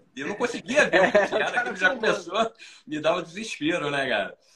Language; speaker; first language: Portuguese; native; Portuguese